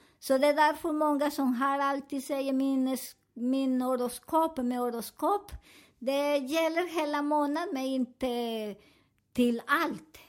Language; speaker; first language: Swedish; non-native, learner; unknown